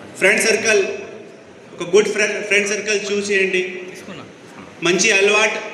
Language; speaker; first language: Telugu; non-native, fluent; Hindi